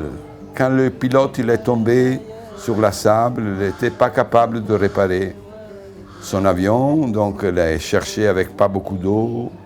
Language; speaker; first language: French; non-native, fluent; Italian